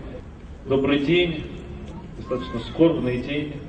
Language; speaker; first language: Russian; native; Russian